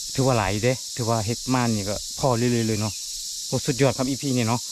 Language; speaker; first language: Thai; non-native, local second language; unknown